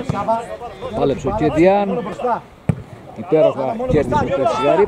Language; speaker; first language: Greek; native; Greek